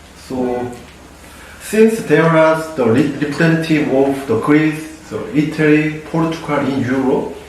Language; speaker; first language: English; non-native, learner; Korean